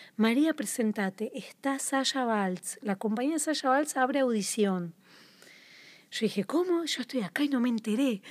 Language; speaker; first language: Spanish; native; Spanish